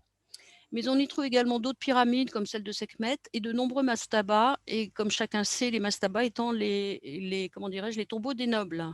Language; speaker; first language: French; native; French